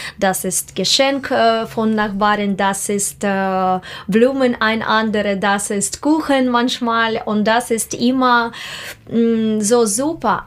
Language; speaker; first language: German; non-native, learner; Russian